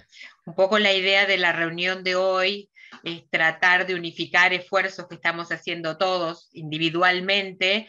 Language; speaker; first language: Spanish; native; Spanish